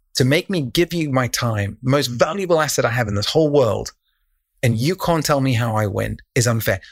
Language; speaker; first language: English; native; English